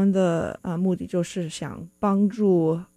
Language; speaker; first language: Chinese; non-native, fluent; English